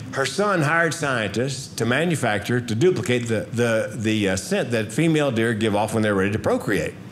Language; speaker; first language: English; native; English